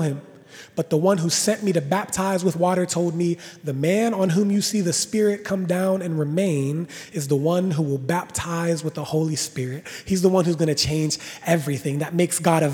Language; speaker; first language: English; native; English